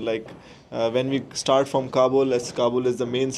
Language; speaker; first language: English; non-native, local second language; Hindi